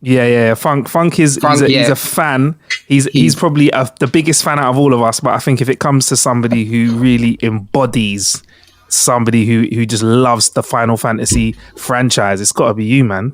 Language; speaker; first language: English; native; English